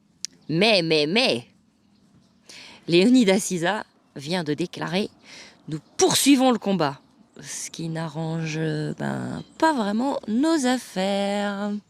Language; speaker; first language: French; native; French